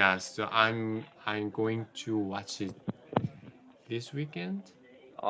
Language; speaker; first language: English; non-native, learner; Korean